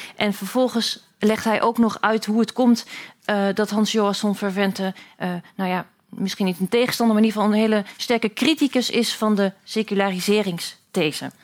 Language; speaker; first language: Dutch; native; Dutch